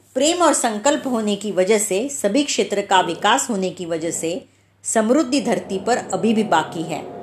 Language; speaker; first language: Hindi; non-native, local second language; Marathi